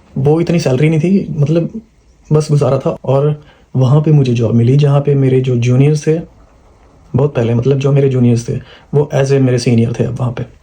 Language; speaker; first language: Urdu; non-native, local second language; Punjabi